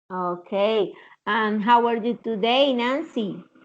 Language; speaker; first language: English; non-native, learner; Spanish